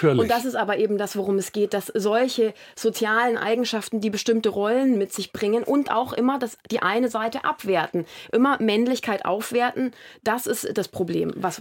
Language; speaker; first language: German; native; German